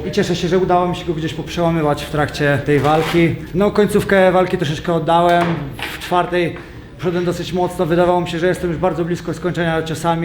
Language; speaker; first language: Polish; native; Polish